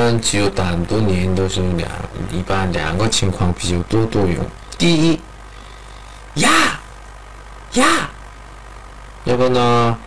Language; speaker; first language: Chinese; non-native, learner; Korean